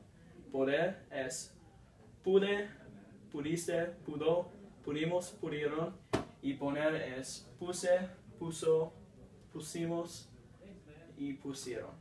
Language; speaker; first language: Spanish; non-native, learner; English